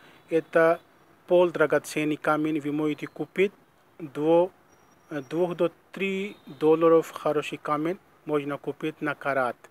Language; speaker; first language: Russian; non-native, learner; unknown